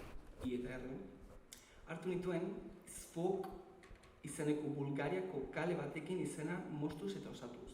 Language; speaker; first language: Basque; early bilingual, other home language; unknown